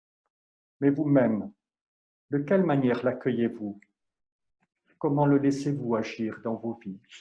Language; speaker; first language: French; native; French